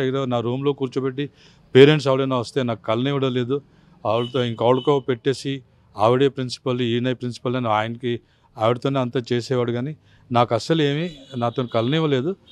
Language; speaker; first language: Telugu; non-native, fluent; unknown